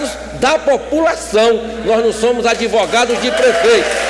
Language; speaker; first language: Portuguese; native; Portuguese